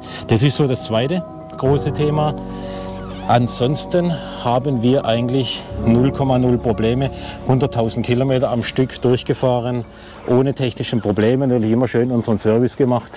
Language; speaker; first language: German; native; German